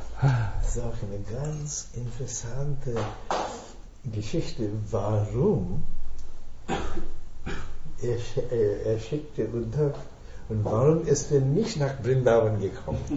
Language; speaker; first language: German; non-native, fluent; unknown